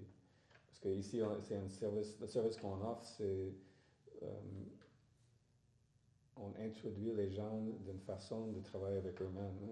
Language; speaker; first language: French; non-native, fluent; English